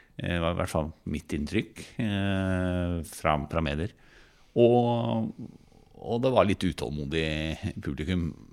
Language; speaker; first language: Norwegian; native; Norwegian